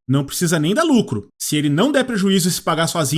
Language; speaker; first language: Portuguese; native; Portuguese